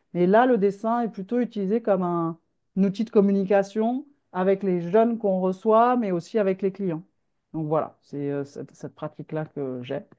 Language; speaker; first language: French; native; French